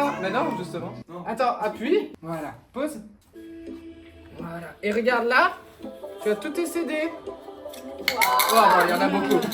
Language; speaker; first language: French; native; French